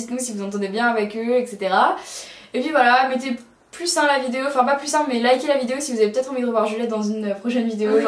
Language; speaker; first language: French; native; French